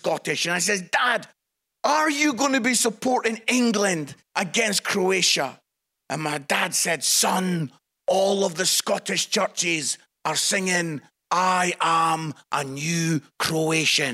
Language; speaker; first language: English; native; English